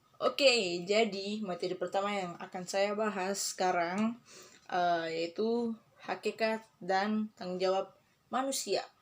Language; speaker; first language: Indonesian; native; Indonesian